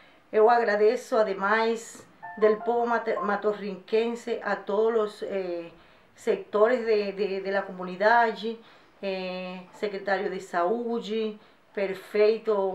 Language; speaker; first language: Portuguese; non-native, fluent; Spanish